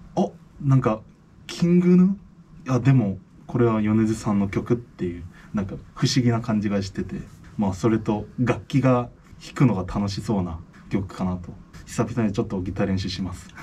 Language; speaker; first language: Japanese; non-native, fluent; Korean